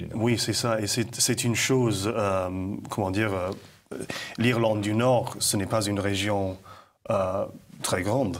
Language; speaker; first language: French; non-native, fluent; English